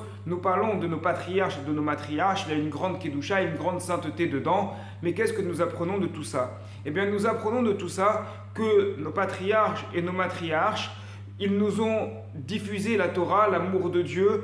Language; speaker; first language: French; native; French